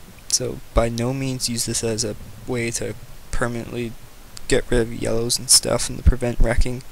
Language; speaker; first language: English; native; English